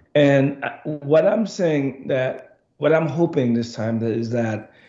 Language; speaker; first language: English; non-native, fluent; Haitian Creole